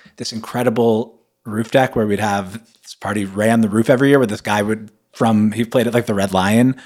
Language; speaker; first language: English; native; English